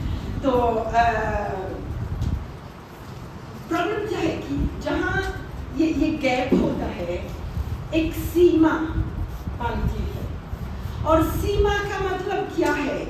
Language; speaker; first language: Hindi; non-native, fluent; Italian